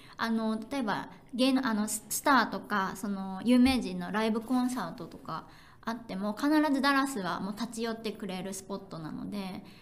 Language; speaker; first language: Japanese; native; Japanese